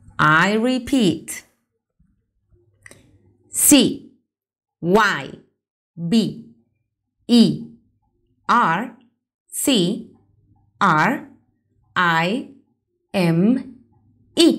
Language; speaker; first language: English; non-native, fluent; Spanish